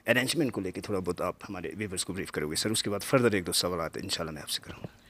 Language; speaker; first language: Hindi; non-native, local second language; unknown